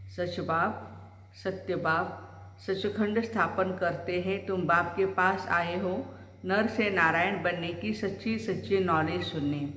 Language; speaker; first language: Hindi; non-native, local second language; Marathi